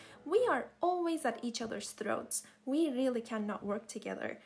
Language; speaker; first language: English; non-native, fluent; Turkish